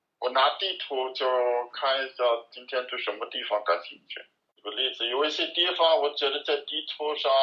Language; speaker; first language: Chinese; non-native, learner; German